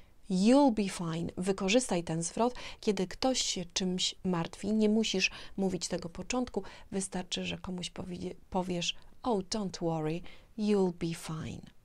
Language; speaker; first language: Polish; native; Polish